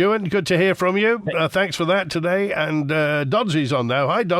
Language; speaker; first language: English; native; English